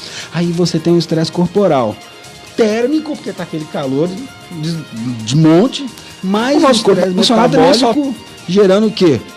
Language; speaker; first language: Portuguese; native; Portuguese